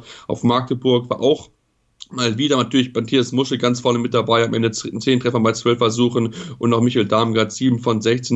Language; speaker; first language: German; native; German